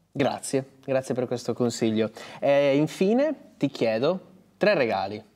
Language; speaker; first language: Italian; native; Italian